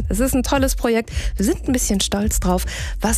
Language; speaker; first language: German; native; German